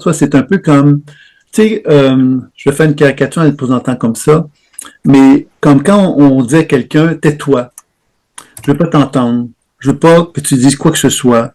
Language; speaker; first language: French; native; French